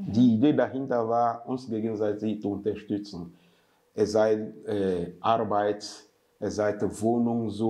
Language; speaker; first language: German; non-native, fluent; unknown